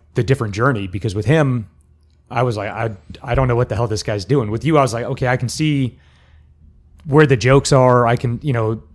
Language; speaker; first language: English; native; English